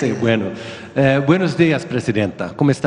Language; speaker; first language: Spanish; non-native, learner; Swedish